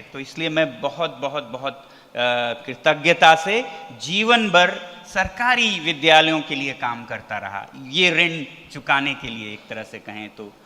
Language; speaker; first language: Hindi; non-native, local second language; Ladakhi